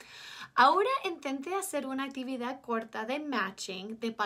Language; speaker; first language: Spanish; non-native, fluent; English